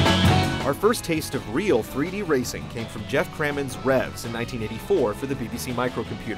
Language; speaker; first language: English; native; English